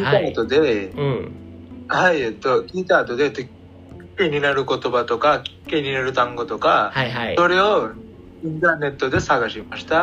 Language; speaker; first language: Japanese; non-native, learner; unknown